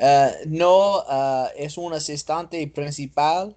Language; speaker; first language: Spanish; non-native, learner; English